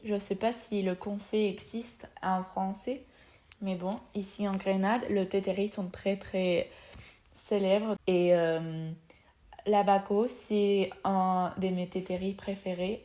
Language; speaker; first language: French; non-native, learner; Spanish